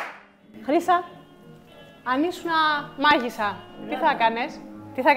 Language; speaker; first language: Greek; native; Greek